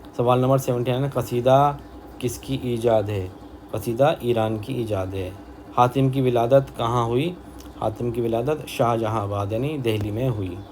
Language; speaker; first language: Urdu; native; Urdu